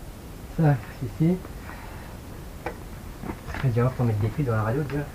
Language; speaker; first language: French; native; French